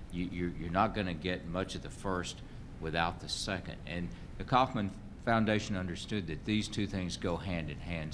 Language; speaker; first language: English; native; English